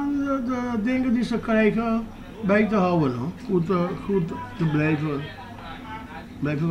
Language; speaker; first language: Dutch; non-native, local second language; Papiamento